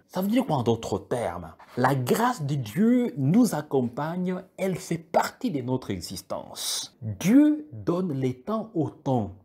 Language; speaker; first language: French; non-native, local second language; Kituba (Democratic Republic of Congo)